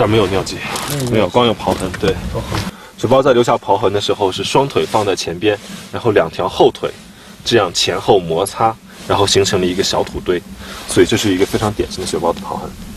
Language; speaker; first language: Chinese; native; Chinese